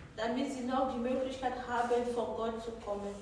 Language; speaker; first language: German; non-native, fluent; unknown